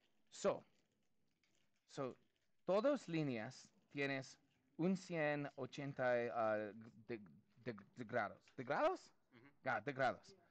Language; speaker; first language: Spanish; non-native, learner; English